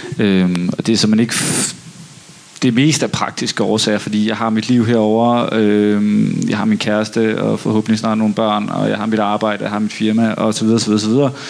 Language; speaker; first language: Danish; native; Danish